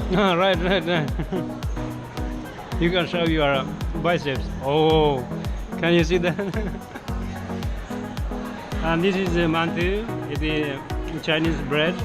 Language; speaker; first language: English; non-native, learner; Finnish